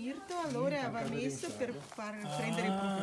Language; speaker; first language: Italian; non-native, fluent; Russian